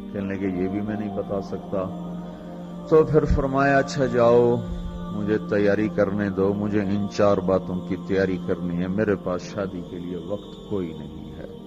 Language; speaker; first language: Urdu; non-native, local second language; Punjabi